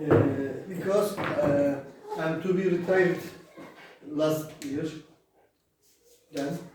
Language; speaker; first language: English; non-native, learner; Turkish